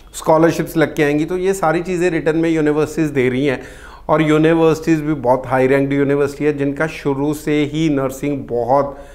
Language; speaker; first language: Hindi; non-native, local second language; Punjabi